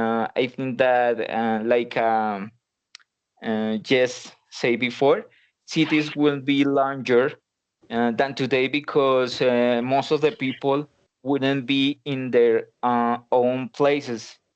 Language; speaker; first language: English; non-native, learner; Spanish